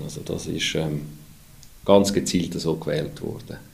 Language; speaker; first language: German; native; German